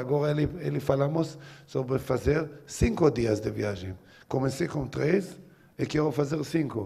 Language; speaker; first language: Portuguese; non-native, learner; Hebrew